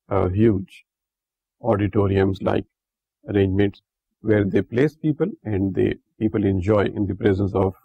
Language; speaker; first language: English; non-native, local second language; Urdu